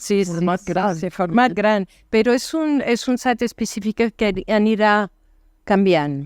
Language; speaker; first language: Catalan; non-native, fluent; French